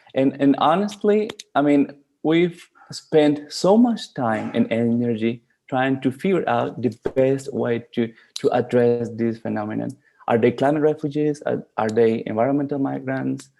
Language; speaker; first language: English; non-native, fluent; Spanish